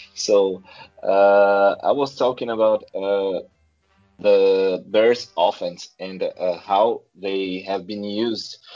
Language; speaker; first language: English; non-native, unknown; Portuguese